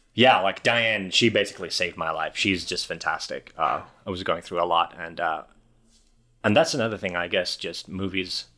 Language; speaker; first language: English; non-native, fluent; Finnish